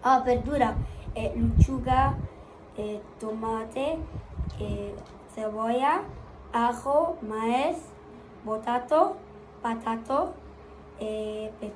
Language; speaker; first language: Spanish; non-native, learner; Arabic